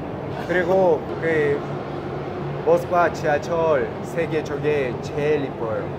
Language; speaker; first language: Korean; non-native, learner; Russian